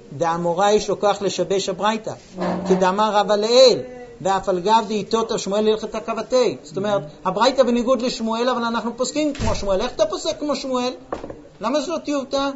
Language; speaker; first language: Hebrew; non-native, fluent; English